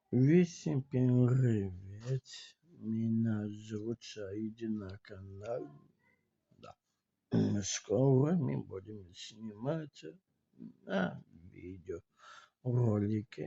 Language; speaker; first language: Russian; non-native, learner; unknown